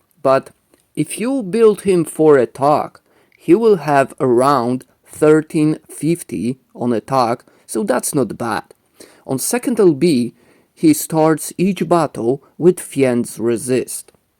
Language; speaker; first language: English; non-native, fluent; Polish